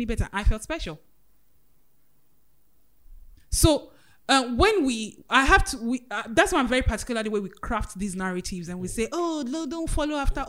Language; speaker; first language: English; non-native, local second language; Yoruba